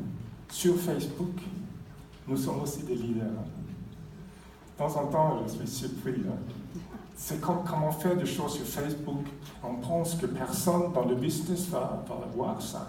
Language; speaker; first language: French; non-native, fluent; Swedish